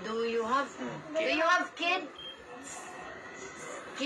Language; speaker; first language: English; non-native, learner; Cebuano